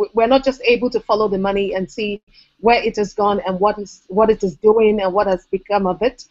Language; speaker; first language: English; non-native, local second language; Igbo